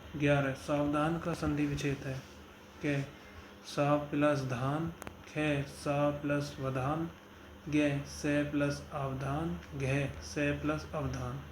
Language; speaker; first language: Hindi; native; Hindi